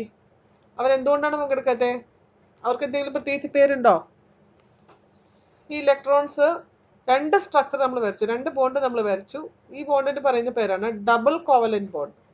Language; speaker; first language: Malayalam; native; Malayalam